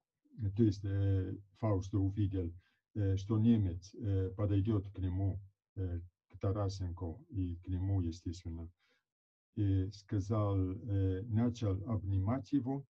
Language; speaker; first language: Russian; non-native, fluent; Italian